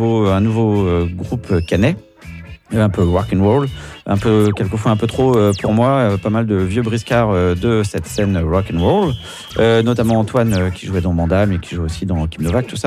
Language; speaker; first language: French; native; French